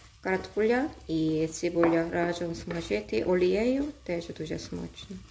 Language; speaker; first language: Ukrainian; non-native, learner; Korean